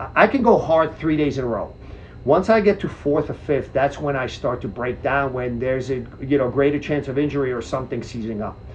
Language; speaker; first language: English; early bilingual, other home language; Czech